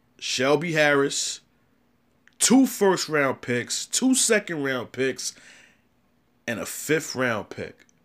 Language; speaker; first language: English; native; English